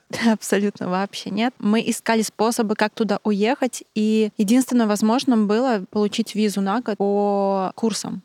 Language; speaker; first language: Russian; native; Russian